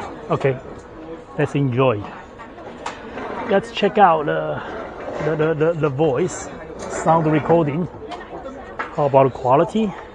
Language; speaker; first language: English; non-native, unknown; Chinese